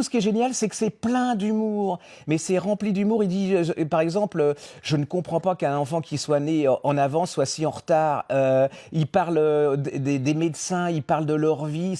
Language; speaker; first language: French; native; French